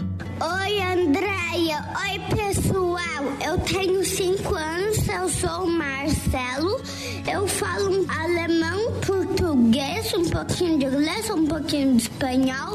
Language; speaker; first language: Portuguese; early bilingual, heritage; Portuguese